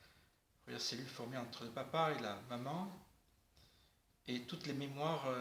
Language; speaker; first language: French; native; French